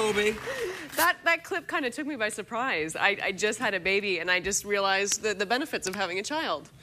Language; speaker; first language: English; native; English